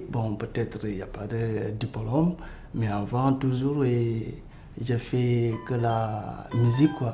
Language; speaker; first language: French; non-native, learner; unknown